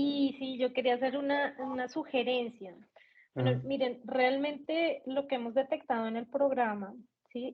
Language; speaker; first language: Spanish; native; Spanish